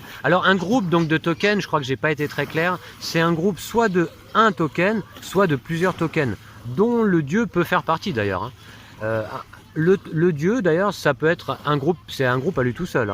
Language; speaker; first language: French; native; French